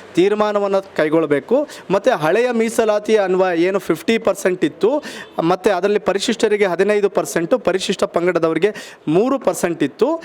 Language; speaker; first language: Kannada; non-native, local second language; Lambadi